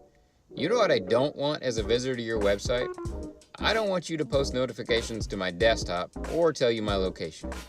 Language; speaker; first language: English; native; English